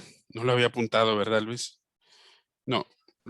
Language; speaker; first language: Spanish; native; Spanish